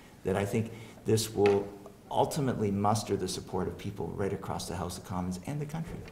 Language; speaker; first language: English; native; English